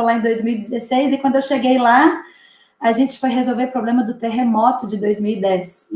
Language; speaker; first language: Portuguese; native; Portuguese